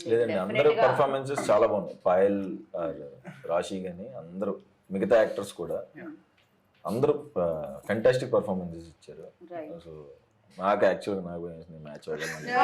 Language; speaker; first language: Telugu; native; Telugu